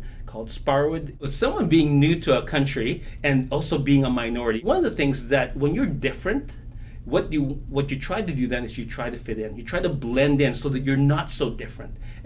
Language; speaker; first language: English; non-native, local second language; Filipino